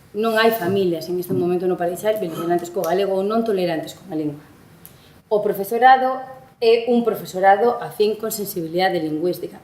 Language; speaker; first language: Galician; non-native, local second language; Spanish